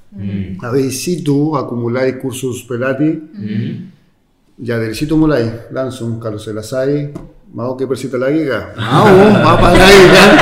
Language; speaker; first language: Indonesian; non-native, fluent; Spanish